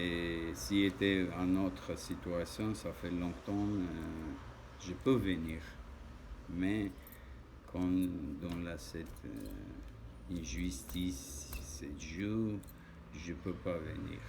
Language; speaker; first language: French; non-native, learner; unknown